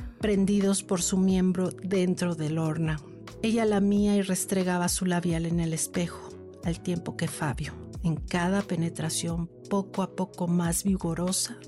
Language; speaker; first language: Spanish; native; Spanish